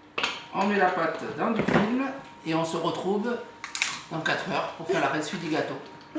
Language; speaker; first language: French; native; French